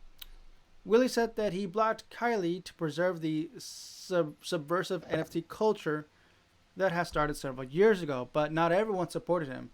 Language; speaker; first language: English; native; English